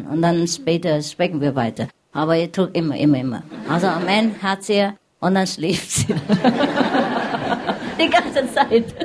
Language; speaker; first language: German; non-native, learner; Vietnamese